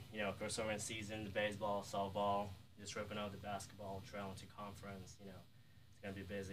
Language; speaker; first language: English; non-native, fluent; Ukrainian